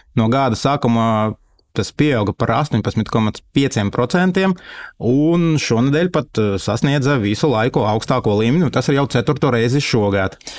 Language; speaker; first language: Latvian; non-native, local second language; Russian